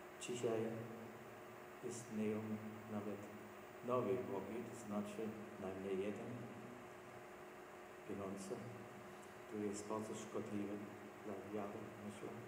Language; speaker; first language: Polish; non-native, learner; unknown